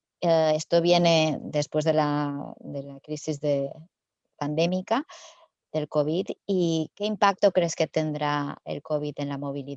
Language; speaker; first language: Spanish; native; Spanish